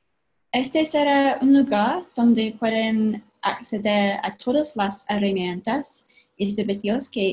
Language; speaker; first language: Spanish; non-native, fluent; English